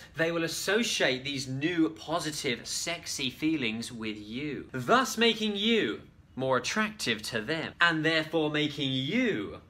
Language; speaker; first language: English; native; English